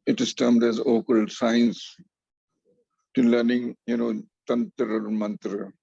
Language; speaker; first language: English; non-native, fluent; Hindi